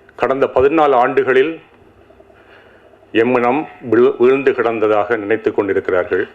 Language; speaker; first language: Tamil; native; Tamil